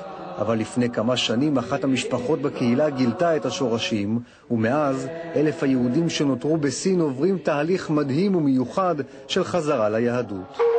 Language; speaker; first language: Hebrew; native; Hebrew